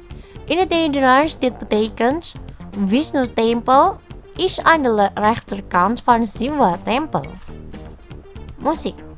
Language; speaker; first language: Dutch; non-native, fluent; Indonesian